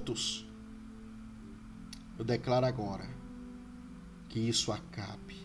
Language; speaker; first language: Portuguese; native; Portuguese